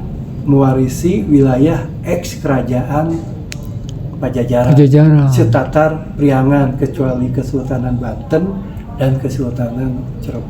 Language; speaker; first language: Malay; non-native, local second language; Sundanese